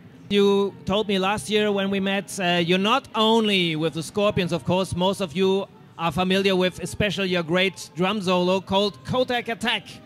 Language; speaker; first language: English; non-native, fluent; German